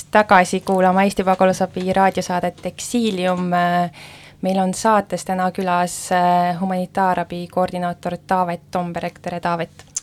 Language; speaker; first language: Estonian; native; Estonian